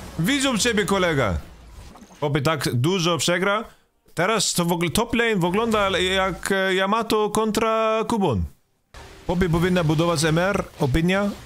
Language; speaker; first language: Polish; non-native, learner; Swedish